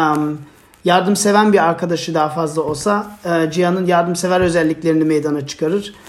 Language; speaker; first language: Turkish; non-native, fluent; German